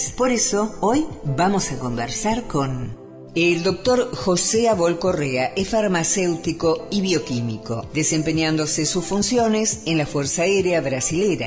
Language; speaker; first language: Spanish; native; Spanish